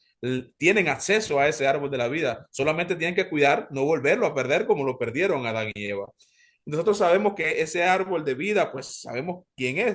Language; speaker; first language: Spanish; native; Spanish